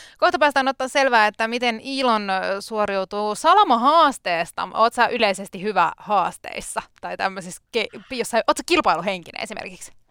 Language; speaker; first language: Finnish; native; Finnish